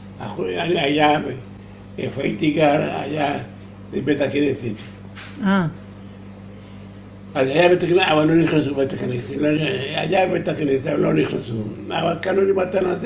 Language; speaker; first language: Hebrew; non-native, learner; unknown